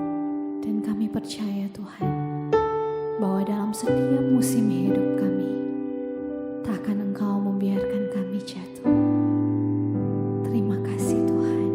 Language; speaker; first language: Indonesian; native; Indonesian